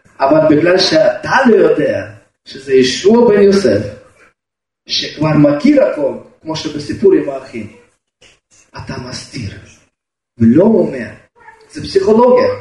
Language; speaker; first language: Hebrew; non-native, fluent; Russian